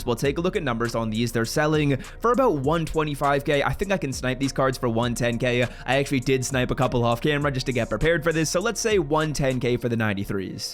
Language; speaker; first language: English; native; English